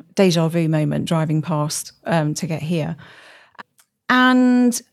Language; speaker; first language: English; native; English